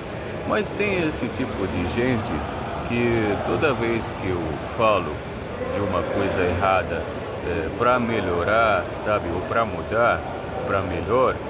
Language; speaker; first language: Portuguese; non-native, fluent; Arabic